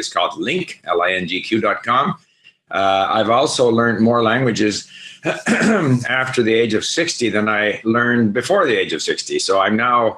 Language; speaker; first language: English; native; English